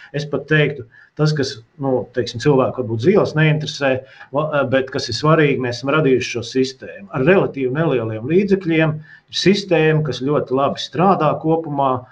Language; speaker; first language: Latvian; native; Latvian